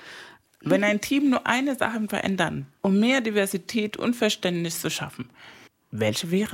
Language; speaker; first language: German; non-native, fluent; Spanish